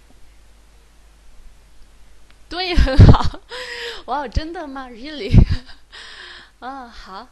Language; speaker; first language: Chinese; native; Chinese